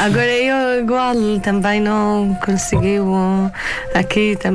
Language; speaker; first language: Portuguese; non-native, learner; Arabic